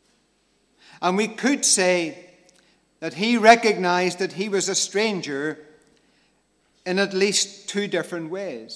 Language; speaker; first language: English; native; English